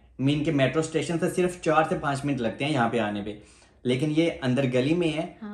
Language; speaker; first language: Urdu; non-native, local second language; Punjabi